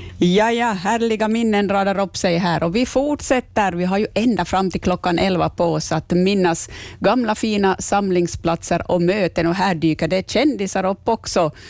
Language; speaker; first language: Swedish; native; Swedish